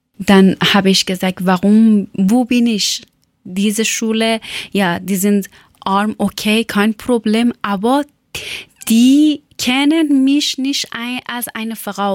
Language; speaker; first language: German; non-native, learner; Persian